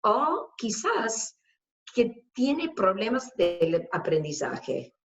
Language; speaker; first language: Spanish; non-native, fluent; English